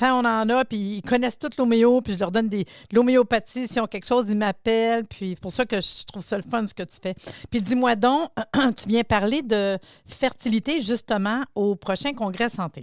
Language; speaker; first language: French; native; French